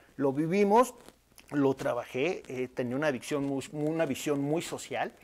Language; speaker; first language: Spanish; native; Spanish